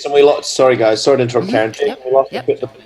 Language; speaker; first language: English; native; English